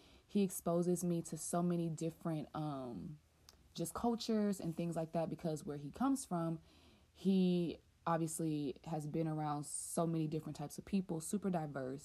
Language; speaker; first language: English; native; English